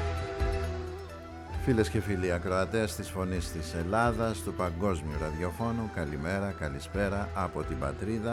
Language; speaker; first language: Greek; native; Greek